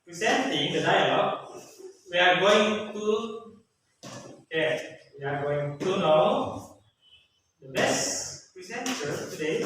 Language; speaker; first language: English; non-native, learner; Indonesian